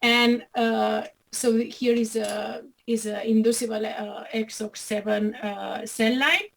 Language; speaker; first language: English; non-native, fluent; Catalan